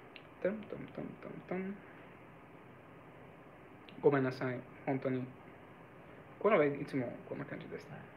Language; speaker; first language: Japanese; non-native, fluent; Hungarian